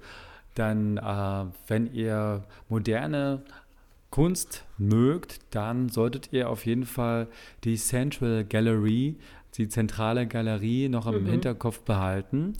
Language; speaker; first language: German; native; German